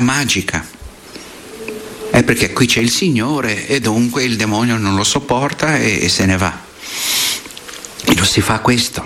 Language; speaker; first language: Italian; non-native, fluent; Portuguese